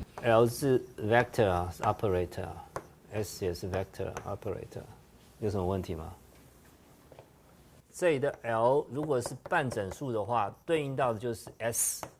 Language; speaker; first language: Chinese; native; Chinese